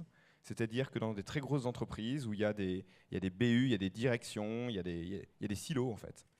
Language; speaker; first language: French; native; French